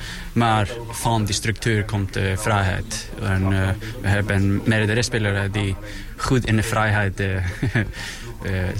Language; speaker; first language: Dutch; non-native, learner; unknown